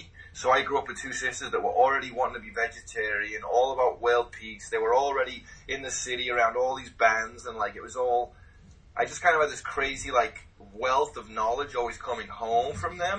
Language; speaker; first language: English; native; English